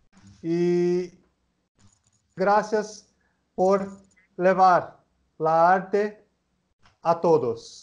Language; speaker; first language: Spanish; non-native, learner; Portuguese